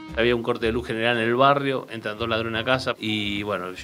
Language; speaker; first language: Spanish; native; Spanish